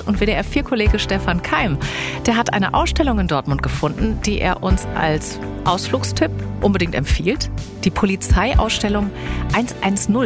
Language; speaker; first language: German; native; German